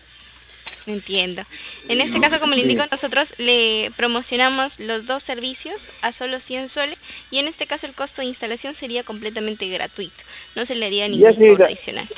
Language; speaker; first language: Spanish; native; Spanish